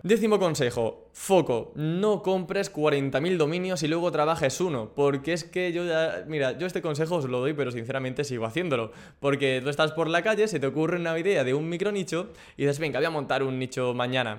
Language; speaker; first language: Spanish; native; Spanish